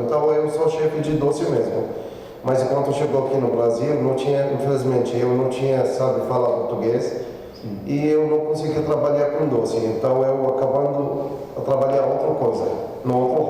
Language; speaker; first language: Portuguese; non-native, learner; Arabic